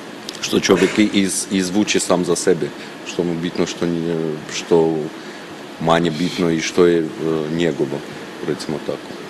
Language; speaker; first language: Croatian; non-native, fluent; Armenian